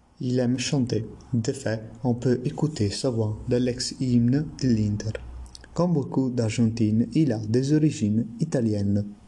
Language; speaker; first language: French; non-native, learner; Italian